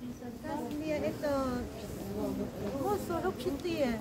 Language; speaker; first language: Russian; non-native, learner; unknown